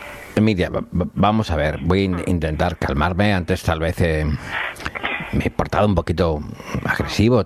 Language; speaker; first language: Spanish; native; Spanish